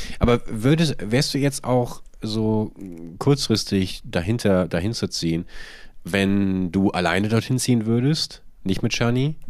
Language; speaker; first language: German; native; German